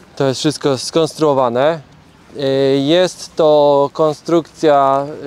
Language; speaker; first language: Polish; native; Polish